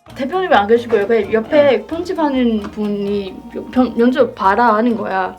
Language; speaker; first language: Korean; non-native, fluent; Burmese